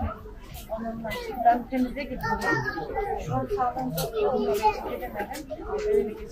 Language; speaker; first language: Turkish; non-native, learner; Uyghur